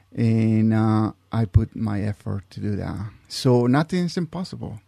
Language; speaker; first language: English; non-native, fluent; Spanish